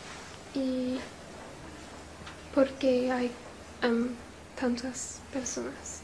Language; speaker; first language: Spanish; non-native, learner; English